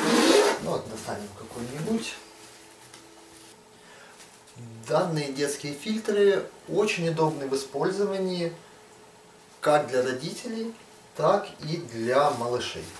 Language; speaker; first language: Russian; native; Russian